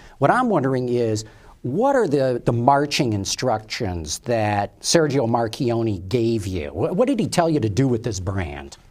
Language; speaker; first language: English; native; English